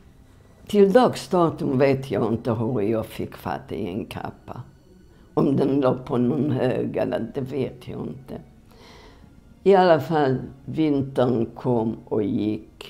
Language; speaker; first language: Swedish; non-native, fluent; Polish